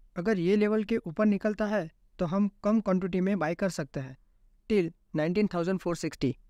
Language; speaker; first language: Hindi; native; Hindi